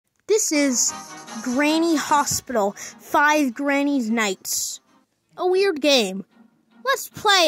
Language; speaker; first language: English; native; English